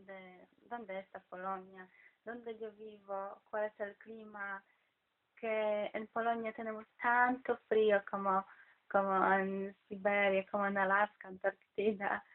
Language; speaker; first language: Spanish; non-native, fluent; Polish